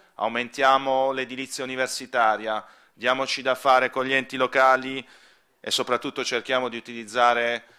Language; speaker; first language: Italian; native; Italian